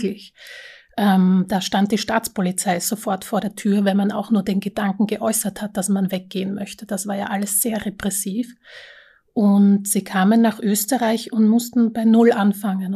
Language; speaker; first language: German; early bilingual, other home language; Slovak